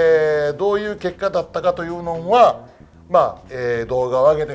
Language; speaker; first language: Japanese; native; Japanese